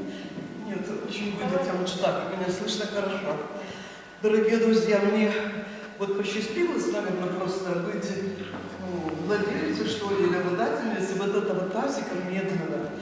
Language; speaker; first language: Russian; native; Russian